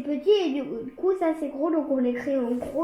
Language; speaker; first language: French; native; French